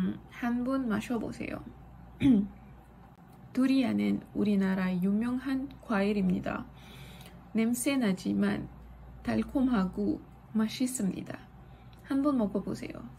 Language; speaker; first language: Korean; non-native, learner; Malay